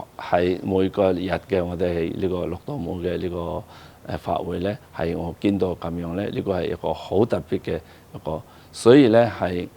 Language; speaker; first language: Cantonese; non-native, fluent; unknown